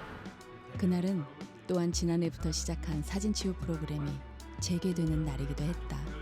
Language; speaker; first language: Korean; native; Korean